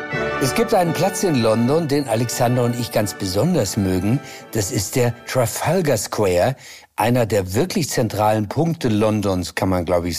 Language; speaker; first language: German; native; German